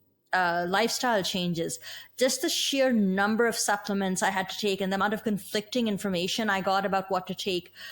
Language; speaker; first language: English; native; English